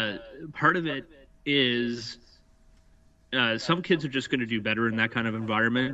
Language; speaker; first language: English; native; English